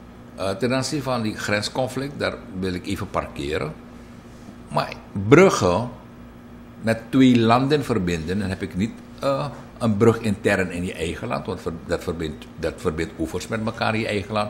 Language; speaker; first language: Dutch; native; Dutch